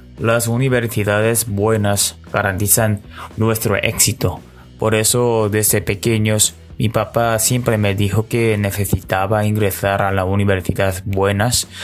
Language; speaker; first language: Spanish; non-native, learner; Korean